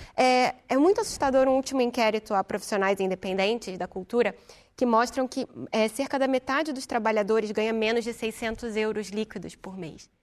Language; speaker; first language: Portuguese; native; Portuguese